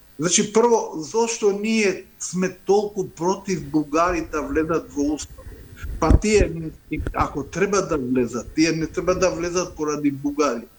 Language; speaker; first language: Macedonian; non-native, local second language; Albanian